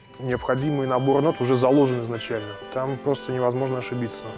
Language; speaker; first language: Russian; native; Russian